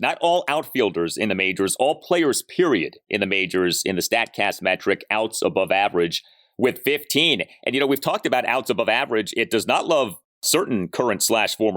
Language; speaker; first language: English; native; English